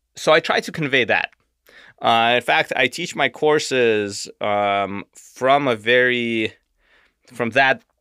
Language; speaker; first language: English; native; English